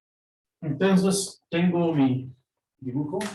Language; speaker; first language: Spanish; native; Spanish